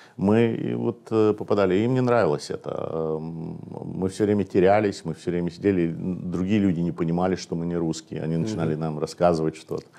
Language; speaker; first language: Russian; native; Russian